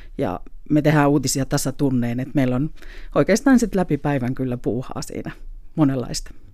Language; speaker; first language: Finnish; native; Finnish